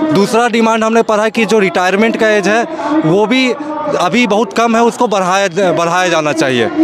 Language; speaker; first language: Hindi; native; Hindi